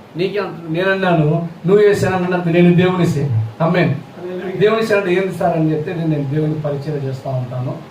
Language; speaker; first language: Telugu; non-native, local second language; Lambadi